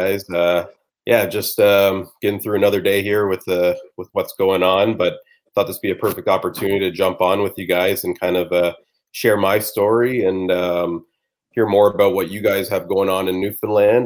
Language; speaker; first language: English; native; English